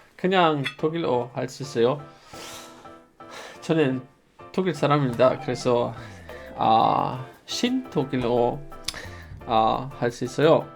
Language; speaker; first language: Korean; non-native, learner; German